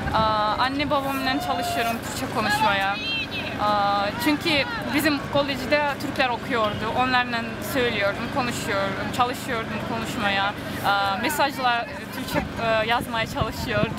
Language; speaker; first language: Turkish; early bilingual, heritage; Turkish